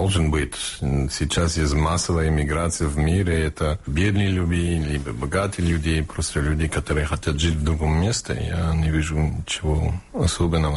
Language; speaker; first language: Russian; early bilingual, heritage; Russian